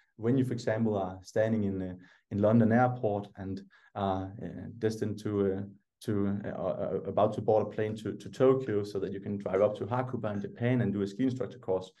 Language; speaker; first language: English; non-native, fluent; Danish